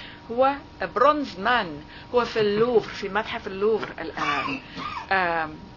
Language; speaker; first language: Arabic; non-native, fluent; English